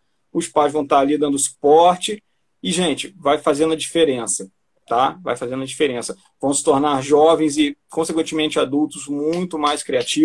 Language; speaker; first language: Portuguese; native; Portuguese